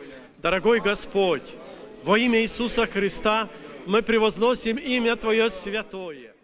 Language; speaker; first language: Russian; native; Russian